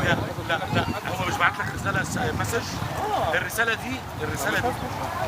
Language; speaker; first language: Arabic; native; Arabic